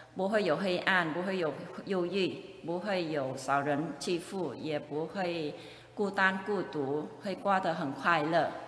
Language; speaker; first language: Chinese; non-native, fluent; Vietnamese